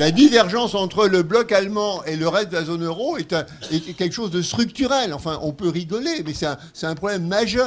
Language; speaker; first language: French; native; French